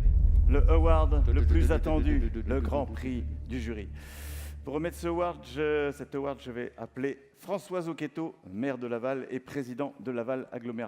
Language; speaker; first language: French; native; French